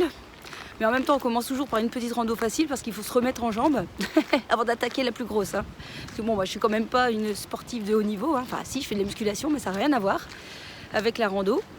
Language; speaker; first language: French; native; French